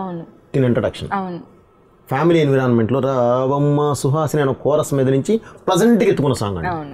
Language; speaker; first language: Telugu; native; Telugu